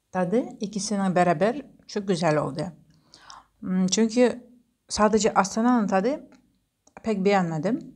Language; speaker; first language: Turkish; non-native, learner; Russian